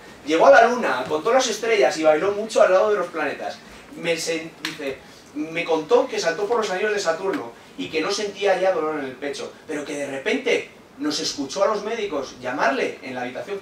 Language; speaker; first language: Spanish; native; Spanish